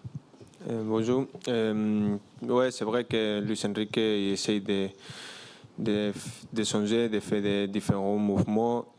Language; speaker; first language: French; non-native, learner; Spanish